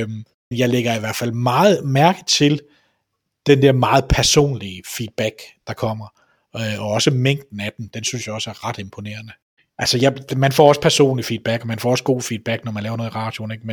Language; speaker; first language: Danish; native; Danish